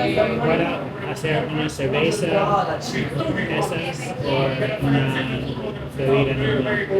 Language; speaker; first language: Spanish; non-native, learner; English